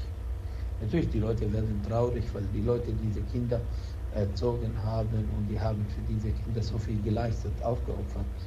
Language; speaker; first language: German; non-native, fluent; Arabic